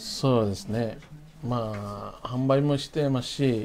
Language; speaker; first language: Japanese; non-native, fluent; Bangla